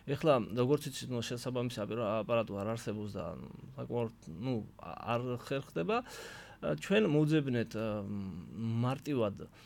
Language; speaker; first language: Georgian; native; Georgian